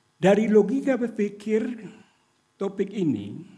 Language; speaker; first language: Indonesian; non-native, local second language; Minangkabau